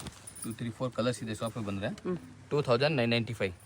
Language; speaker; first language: Kannada; non-native, local second language; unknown